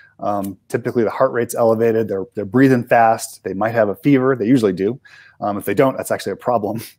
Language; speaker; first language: English; native; English